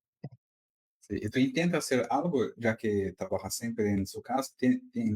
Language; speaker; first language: Spanish; non-native, fluent; Portuguese